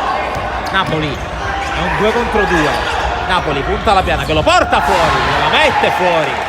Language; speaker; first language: Italian; native; Italian